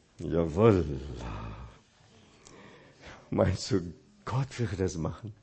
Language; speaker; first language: German; non-native, fluent; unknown